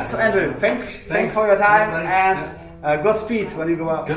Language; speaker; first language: English; non-native, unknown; Czech